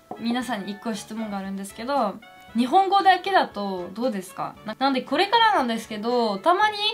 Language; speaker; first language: Japanese; non-native, fluent; French